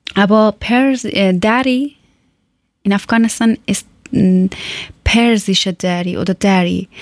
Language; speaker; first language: German; non-native, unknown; Persian